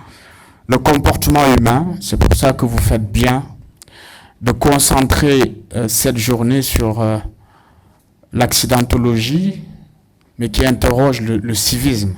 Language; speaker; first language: French; non-native, local second language; Wolof